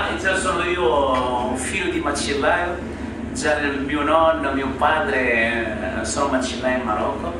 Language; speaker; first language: Italian; non-native, learner; Arabic